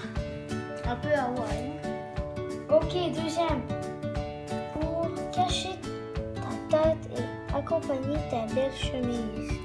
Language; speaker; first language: French; native; French